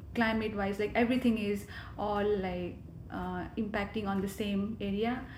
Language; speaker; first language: English; non-native, local second language; Nepali